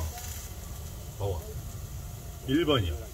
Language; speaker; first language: Korean; native; Korean